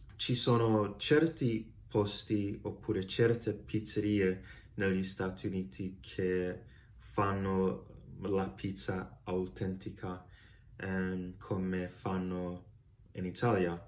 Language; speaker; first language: Italian; non-native, fluent; English